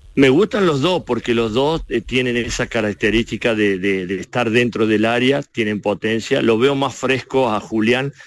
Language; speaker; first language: Spanish; native; Spanish